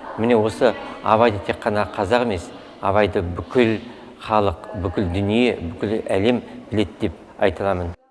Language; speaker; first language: Kazakh; non-native, local second language; Russian